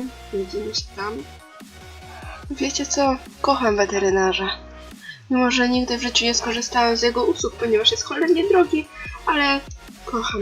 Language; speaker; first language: Polish; native; Polish